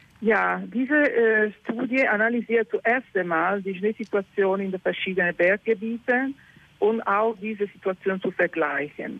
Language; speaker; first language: German; non-native, learner; Italian